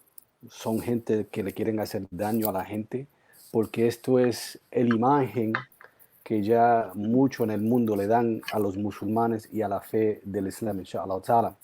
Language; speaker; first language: Spanish; early bilingual, heritage; Spanish